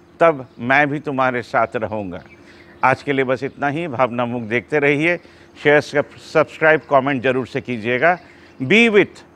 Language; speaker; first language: Hindi; non-native, local second language; Bangla